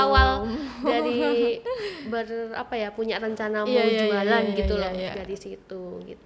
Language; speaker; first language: Indonesian; native; Indonesian